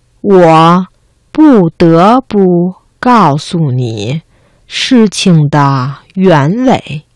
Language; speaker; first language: Chinese; non-native, fluent; Vietnamese